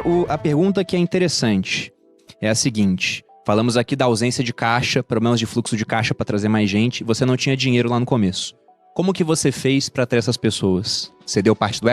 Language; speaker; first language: Portuguese; native; Portuguese